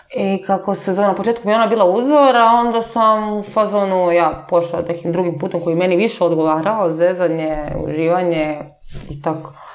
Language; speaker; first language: Serbian; early bilingual, heritage; Serbian